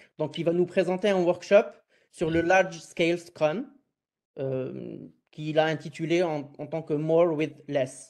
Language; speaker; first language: French; non-native, local second language; Arabic